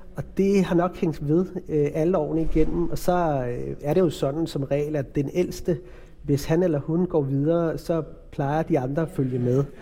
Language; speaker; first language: Danish; early bilingual, other home language; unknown